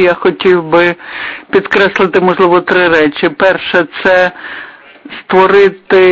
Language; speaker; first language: Ukrainian; non-native, fluent; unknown